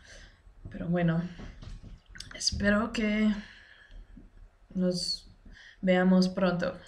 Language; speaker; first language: Spanish; non-native, learner; English